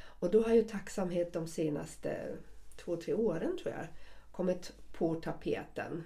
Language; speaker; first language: Swedish; non-native, fluent; German